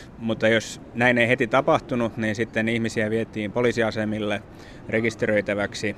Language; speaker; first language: Finnish; native; Finnish